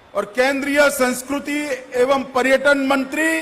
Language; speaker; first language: Hindi; non-native, local second language; Telugu